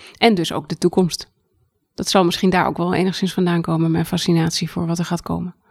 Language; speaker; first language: Dutch; native; Dutch